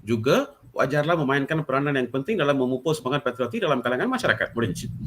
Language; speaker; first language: Malay; non-native, local second language; Tamil